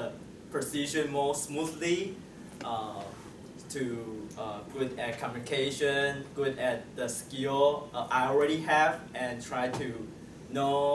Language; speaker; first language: English; non-native, learner; Chinese